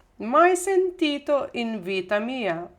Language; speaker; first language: Italian; non-native, fluent; Ukrainian